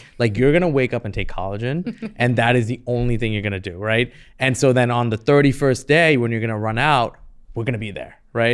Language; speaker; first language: English; native; English